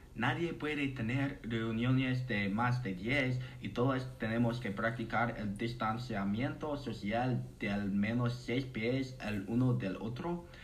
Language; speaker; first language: Spanish; non-native, learner; English